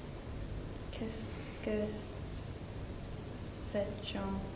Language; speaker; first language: French; non-native, learner; English